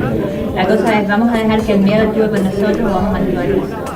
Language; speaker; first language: Spanish; native; Spanish